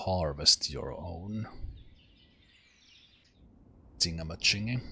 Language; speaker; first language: English; non-native, fluent; Finnish